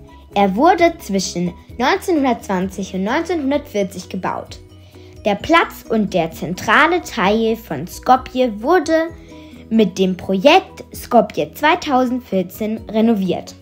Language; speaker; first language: German; non-native, fluent; Macedonian